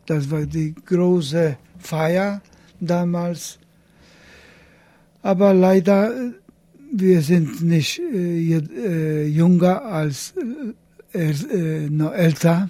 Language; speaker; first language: German; non-native, learner; Polish